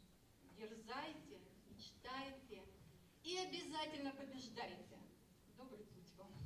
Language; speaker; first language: Russian; native; Russian